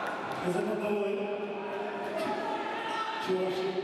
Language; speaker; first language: Russian; native; Russian